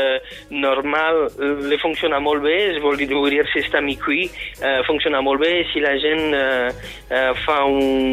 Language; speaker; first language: Catalan; non-native, fluent; French